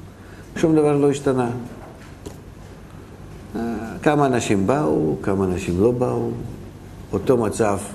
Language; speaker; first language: Hebrew; non-native, fluent; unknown